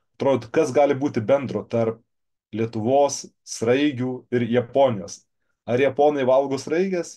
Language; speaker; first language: Lithuanian; native; Lithuanian